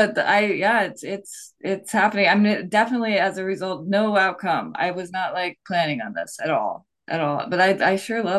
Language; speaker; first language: English; native; English